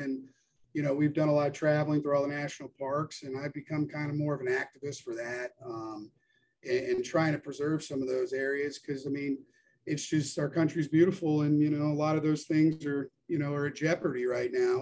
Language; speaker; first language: English; native; English